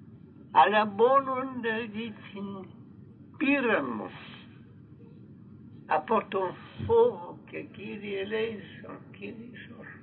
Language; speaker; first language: Greek; non-native, fluent; Russian